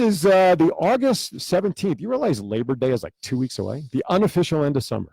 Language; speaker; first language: English; native; English